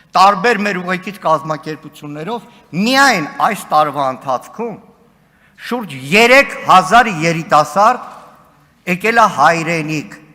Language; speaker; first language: Armenian; native; Armenian